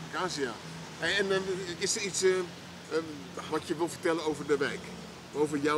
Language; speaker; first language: Dutch; native; Dutch